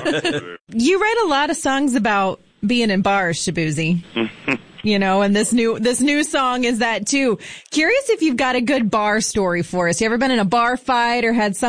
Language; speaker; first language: English; native; English